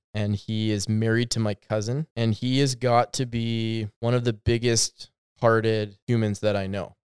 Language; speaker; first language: English; native; English